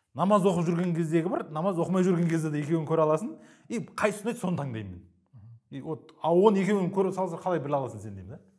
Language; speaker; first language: Kazakh; native; Kazakh